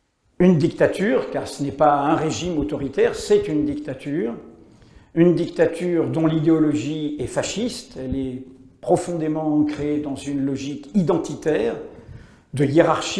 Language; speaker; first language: French; native; French